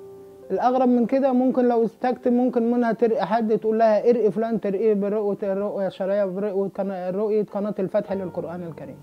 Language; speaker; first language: Arabic; native; Arabic